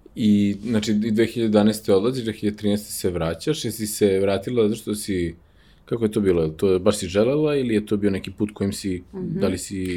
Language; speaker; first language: Serbian; native; Serbian